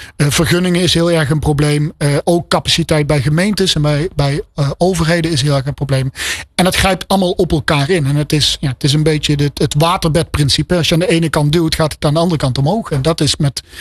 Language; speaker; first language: Dutch; native; Dutch